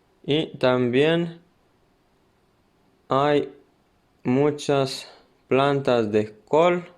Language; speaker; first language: Spanish; non-native, fluent; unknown